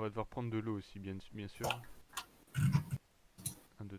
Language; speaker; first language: French; native; French